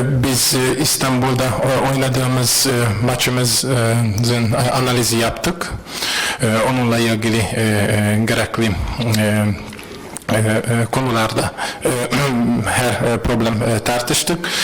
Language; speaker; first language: Turkish; non-native, fluent; Hungarian